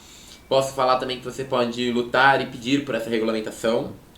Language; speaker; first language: Portuguese; native; Portuguese